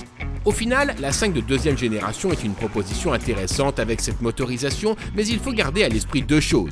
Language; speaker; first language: French; native; French